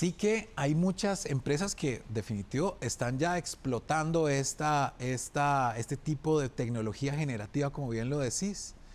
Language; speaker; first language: Spanish; native; Spanish